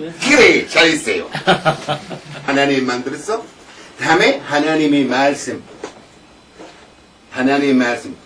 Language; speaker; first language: Korean; non-native, learner; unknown